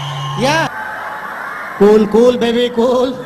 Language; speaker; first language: Telugu; native; Telugu